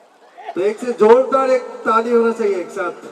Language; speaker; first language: Hindi; non-native, local second language; Assamese